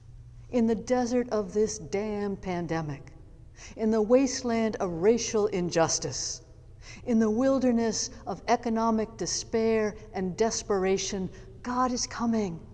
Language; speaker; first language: English; native; English